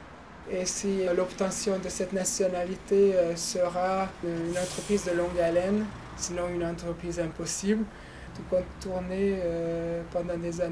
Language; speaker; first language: French; non-native, fluent; Hungarian